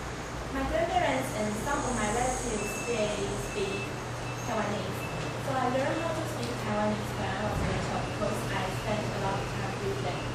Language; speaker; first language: English; non-native, learner; Chinese